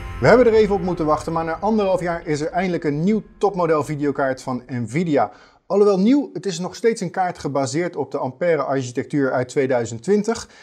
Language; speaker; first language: Dutch; native; Dutch